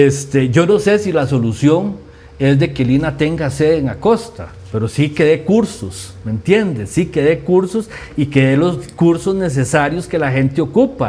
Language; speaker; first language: Spanish; native; Spanish